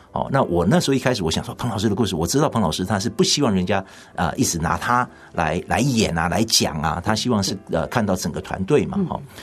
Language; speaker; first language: Chinese; native; Chinese